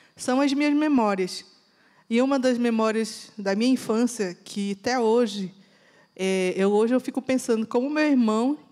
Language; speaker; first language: Portuguese; native; Portuguese